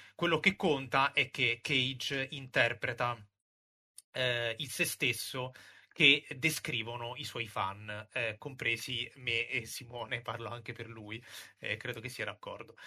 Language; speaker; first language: Italian; native; Italian